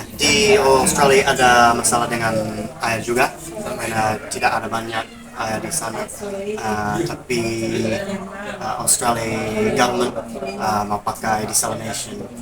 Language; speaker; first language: Indonesian; non-native, learner; English